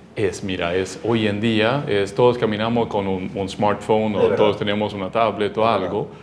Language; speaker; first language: Spanish; non-native, fluent; Swedish